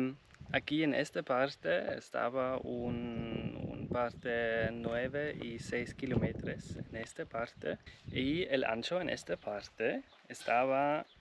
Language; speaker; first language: Spanish; non-native, learner; German